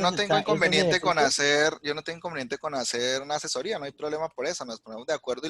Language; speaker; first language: Spanish; native; Spanish